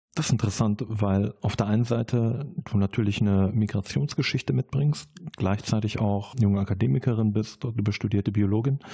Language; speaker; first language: German; native; German